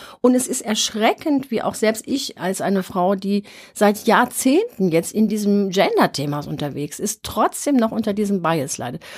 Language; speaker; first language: German; native; German